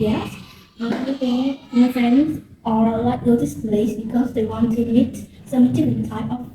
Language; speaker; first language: English; non-native, learner; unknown